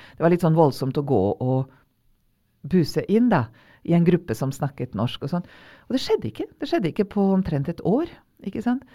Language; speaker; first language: Norwegian; non-native, fluent; Hungarian